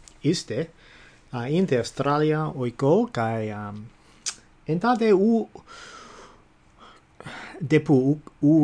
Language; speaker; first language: Greek; non-native, fluent; English